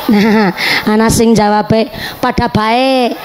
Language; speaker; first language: Indonesian; non-native, local second language; Javanese